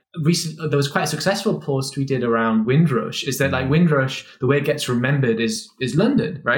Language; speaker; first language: English; native; English